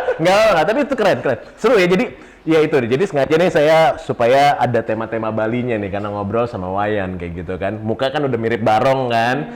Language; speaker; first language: Indonesian; native; Indonesian